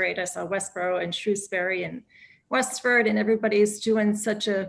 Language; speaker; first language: English; native; English